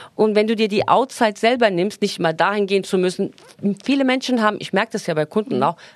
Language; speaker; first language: German; non-native, fluent; Turkish